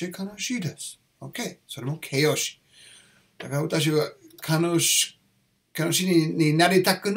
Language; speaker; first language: Japanese; non-native, learner; English